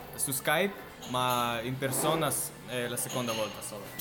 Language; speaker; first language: Italian; non-native, fluent; Russian